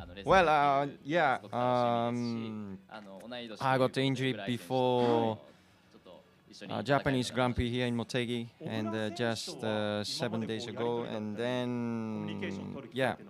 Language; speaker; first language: English; non-native, fluent; Japanese